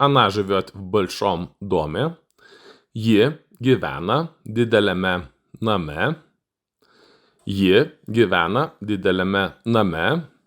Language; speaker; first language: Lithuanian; non-native, fluent; Russian